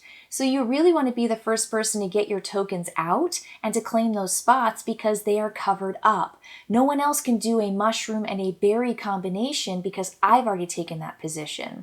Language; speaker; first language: English; native; English